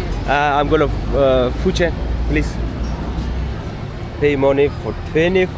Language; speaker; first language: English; non-native, learner; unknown